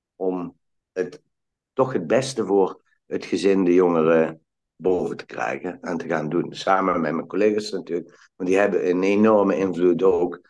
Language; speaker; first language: Dutch; native; Dutch